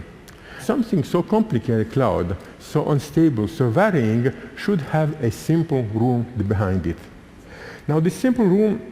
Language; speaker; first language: English; non-native, fluent; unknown